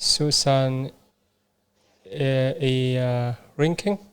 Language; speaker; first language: English; non-native, learner; Vietnamese